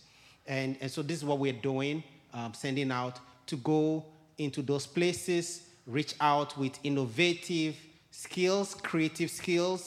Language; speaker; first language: English; non-native, local second language; Ewe